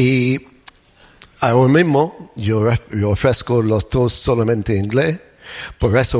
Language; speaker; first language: Spanish; non-native, learner; English